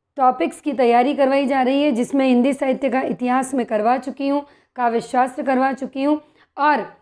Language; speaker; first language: Hindi; native; Hindi